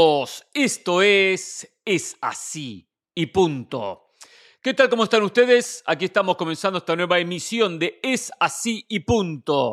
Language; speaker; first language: Spanish; native; Spanish